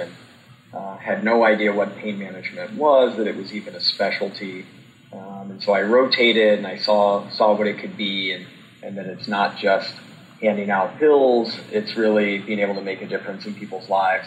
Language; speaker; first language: English; native; English